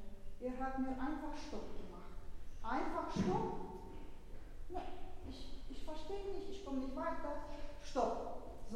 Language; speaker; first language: German; non-native, fluent; Russian